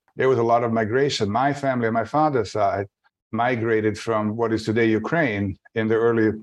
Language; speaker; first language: English; non-native, fluent; Bosnian